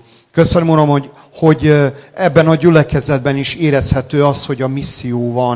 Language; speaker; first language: Hungarian; non-native, local second language; Serbian